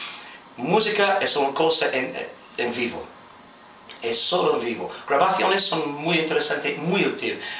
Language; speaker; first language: Spanish; non-native, fluent; English